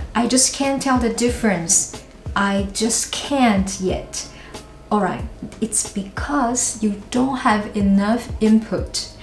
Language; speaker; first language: English; non-native, fluent; Chinese